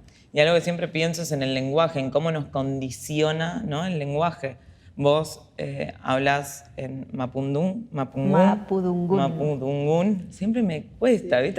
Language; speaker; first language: Spanish; native; Spanish